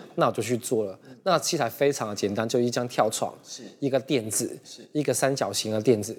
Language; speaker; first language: Chinese; non-native, local second language; Cantonese